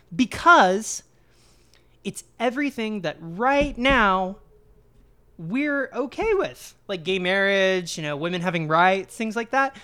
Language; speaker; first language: English; native; English